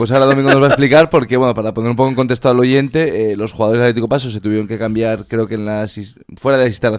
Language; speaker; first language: Spanish; native; Spanish